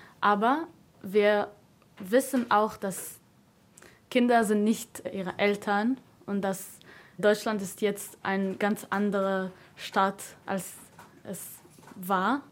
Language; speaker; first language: German; non-native, learner; Hebrew